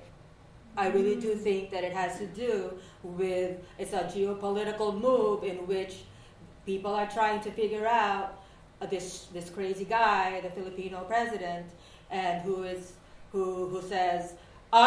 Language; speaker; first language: English; non-native, local second language; Waray